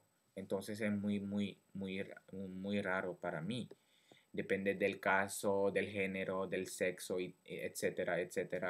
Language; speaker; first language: Spanish; non-native, fluent; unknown